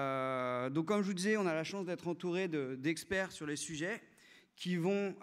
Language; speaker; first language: French; native; French